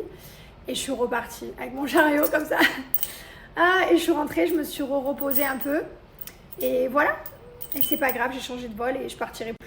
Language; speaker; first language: French; native; French